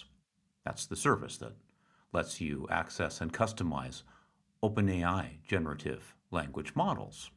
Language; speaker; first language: English; native; English